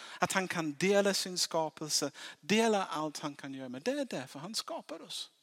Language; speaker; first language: Swedish; non-native, fluent; English